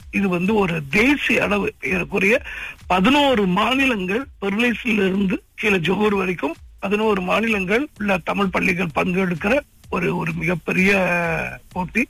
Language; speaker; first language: Tamil; native; Tamil